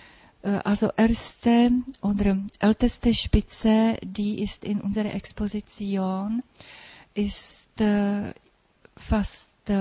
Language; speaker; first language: German; non-native, learner; Czech